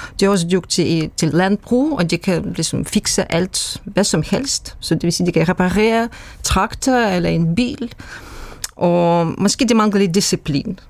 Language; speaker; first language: Danish; non-native, fluent; Russian